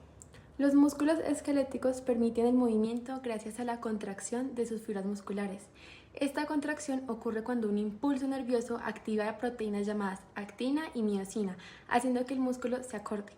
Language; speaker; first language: Spanish; native; Spanish